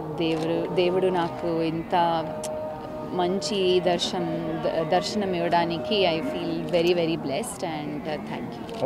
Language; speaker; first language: Telugu; non-native, fluent; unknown